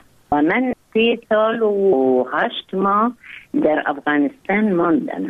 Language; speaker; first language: Persian; non-native, fluent; Arabic